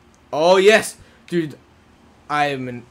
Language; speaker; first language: English; native; English